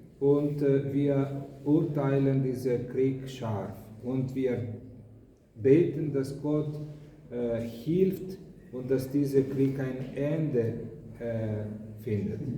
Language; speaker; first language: German; non-native, fluent; Greek